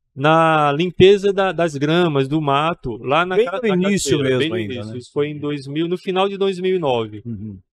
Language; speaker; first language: Portuguese; native; Portuguese